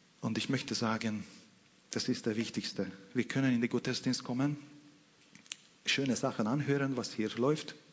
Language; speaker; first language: German; non-native, fluent; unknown